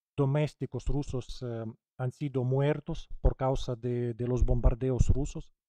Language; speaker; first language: Spanish; non-native, fluent; Ukrainian